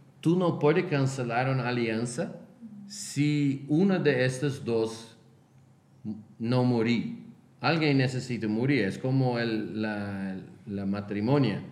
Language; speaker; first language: Spanish; non-native, fluent; Portuguese